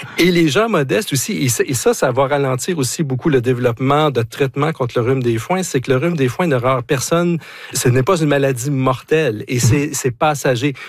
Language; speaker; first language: French; native; French